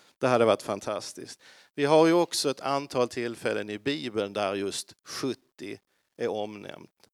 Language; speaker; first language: Swedish; native; Swedish